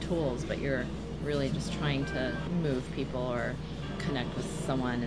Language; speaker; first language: English; native; English